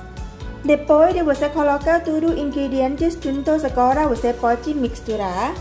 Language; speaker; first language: Portuguese; non-native, learner; Thai